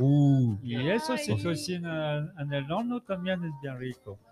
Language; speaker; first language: Spanish; non-native, learner; French